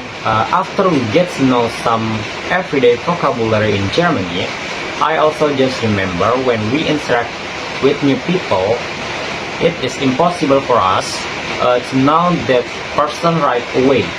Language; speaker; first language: English; non-native, learner; Indonesian